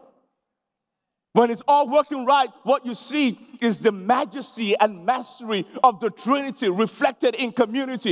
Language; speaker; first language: English; non-native, local second language; Yoruba